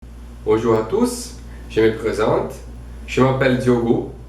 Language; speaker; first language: French; non-native, fluent; Portuguese